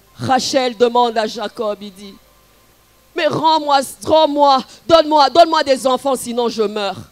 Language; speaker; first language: French; non-native, local second language; Lingala